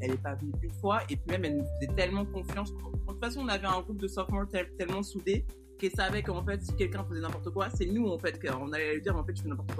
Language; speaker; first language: French; native; French